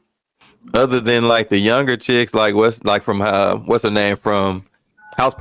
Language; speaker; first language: English; native; English